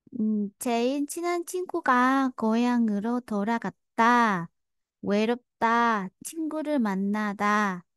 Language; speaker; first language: Korean; non-native, fluent; Vietnamese